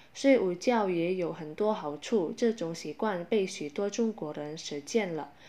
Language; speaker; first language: Chinese; non-native, fluent; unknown